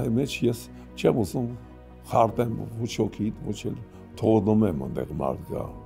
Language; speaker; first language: Armenian; early bilingual, heritage; Armenian